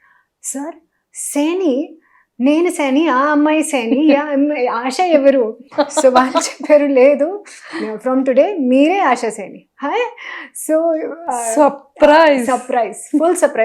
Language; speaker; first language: Telugu; non-native, local second language; Hindi